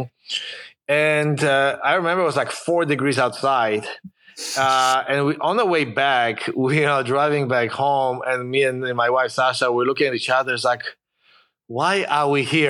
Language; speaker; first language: English; non-native, fluent; Polish